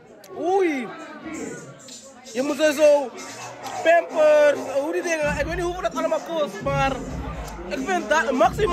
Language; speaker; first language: Dutch; non-native, local second language; Papiamento